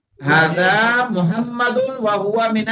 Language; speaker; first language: Arabic; non-native, fluent; Urdu